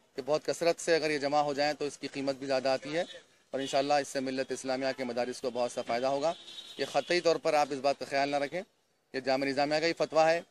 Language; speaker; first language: Urdu; native; Urdu